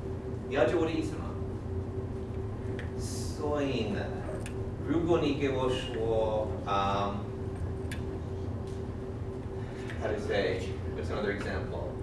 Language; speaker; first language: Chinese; non-native, fluent; English